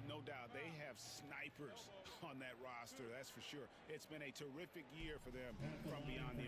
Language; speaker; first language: English; native; English